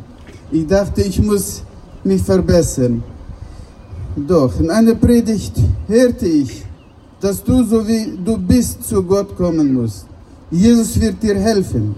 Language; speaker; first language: German; non-native, fluent; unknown